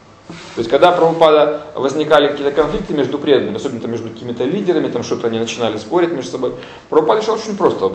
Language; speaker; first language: Russian; native; Russian